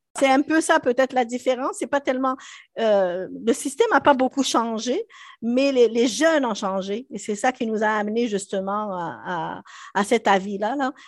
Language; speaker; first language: French; non-native, local second language; Arabic